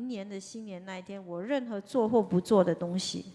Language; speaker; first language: Chinese; native; Chinese